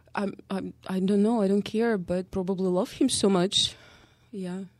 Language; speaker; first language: English; non-native, fluent; Uzbek